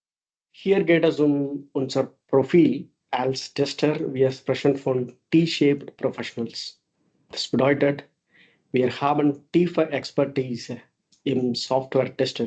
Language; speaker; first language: German; non-native, fluent; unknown